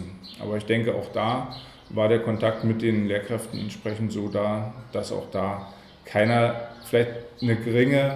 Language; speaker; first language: German; native; German